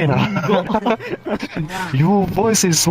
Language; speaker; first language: English; non-native, learner; Japanese